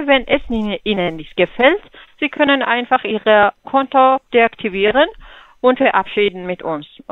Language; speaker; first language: German; non-native, fluent; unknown